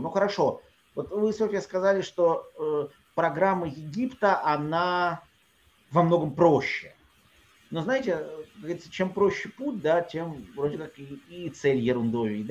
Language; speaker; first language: Russian; native; Russian